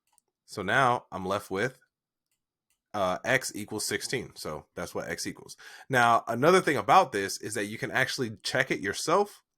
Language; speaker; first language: English; native; English